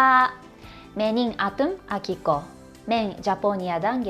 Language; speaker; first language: Kyrgyz; non-native, learner; Japanese